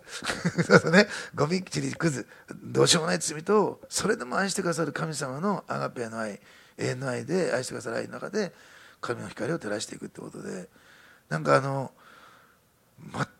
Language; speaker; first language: Japanese; native; Japanese